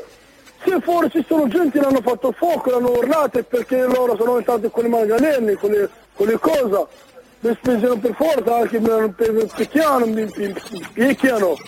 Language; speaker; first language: Italian; non-native, learner; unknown